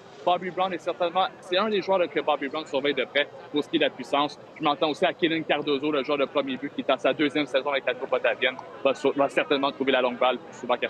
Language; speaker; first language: French; native; French